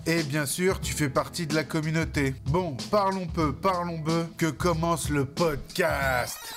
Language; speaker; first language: French; native; French